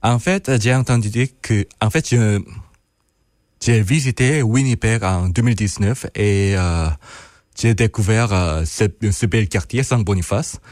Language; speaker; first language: French; non-native, fluent; Korean